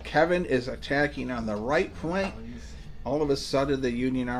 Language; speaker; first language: English; native; English